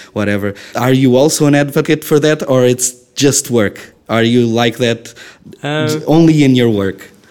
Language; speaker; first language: English; non-native, fluent; Portuguese